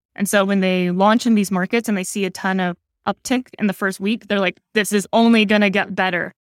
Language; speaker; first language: English; native; English